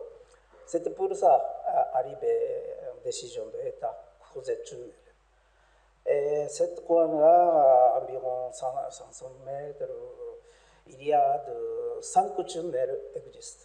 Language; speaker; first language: French; non-native, learner; Japanese